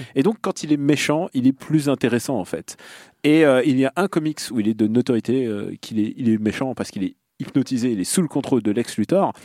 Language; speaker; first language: French; non-native, fluent; Russian